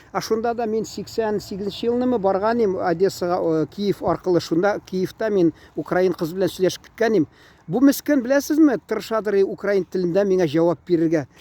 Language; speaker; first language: Tatar; native; Tatar